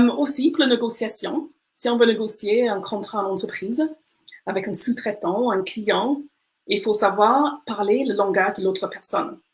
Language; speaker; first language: French; non-native, fluent; English